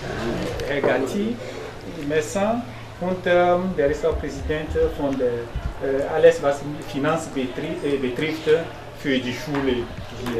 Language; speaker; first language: German; non-native, learner; French